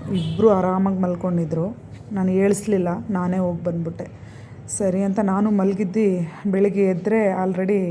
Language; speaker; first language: Kannada; non-native, local second language; Lambadi